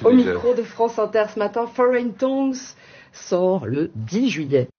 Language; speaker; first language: French; native; French